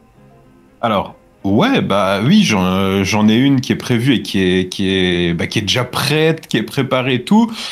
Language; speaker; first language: French; native; French